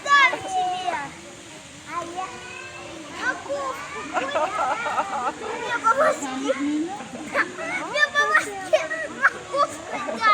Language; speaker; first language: Russian; non-native, local second language; Uzbek